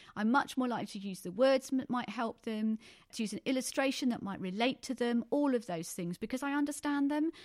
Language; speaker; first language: English; native; English